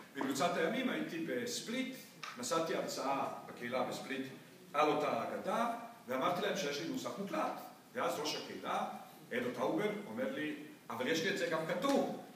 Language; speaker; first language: Hebrew; non-native, fluent; Bosnian